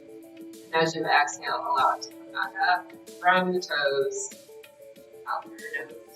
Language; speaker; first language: English; native; English